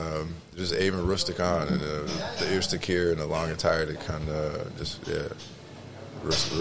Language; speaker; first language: Dutch; non-native, learner; English